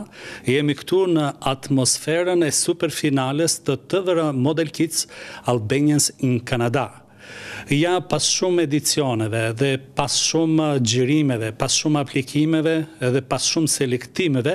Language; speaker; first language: Albanian; native; Albanian